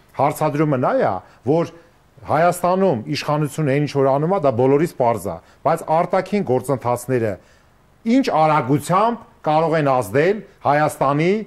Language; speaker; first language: Armenian; native; Armenian